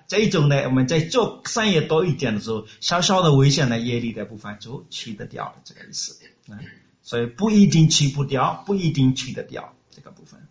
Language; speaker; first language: Chinese; non-native, fluent; Burmese